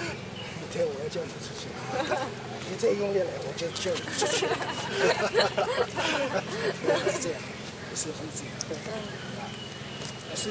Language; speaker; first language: Chinese; native; Chinese